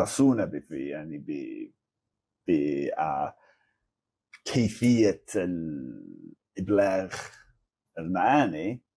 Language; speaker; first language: Arabic; non-native, fluent; English